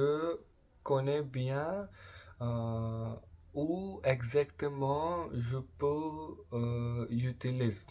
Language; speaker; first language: French; non-native, learner; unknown